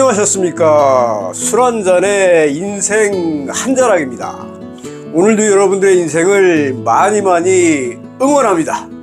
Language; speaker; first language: Korean; native; Korean